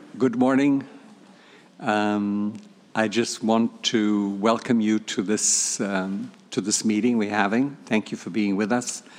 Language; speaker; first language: English; non-native, fluent; Portuguese